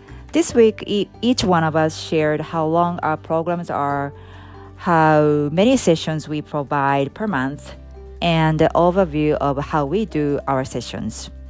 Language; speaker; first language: English; non-native, fluent; Japanese